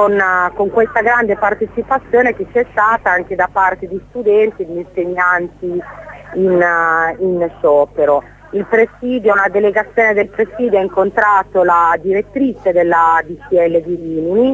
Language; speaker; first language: Italian; native; Italian